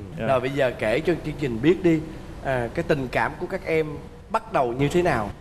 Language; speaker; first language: Vietnamese; native; Vietnamese